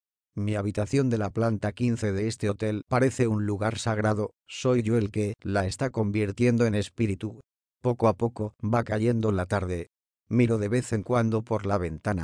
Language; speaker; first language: Spanish; native; Spanish